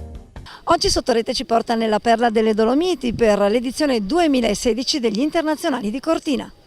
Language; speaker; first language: Italian; native; Italian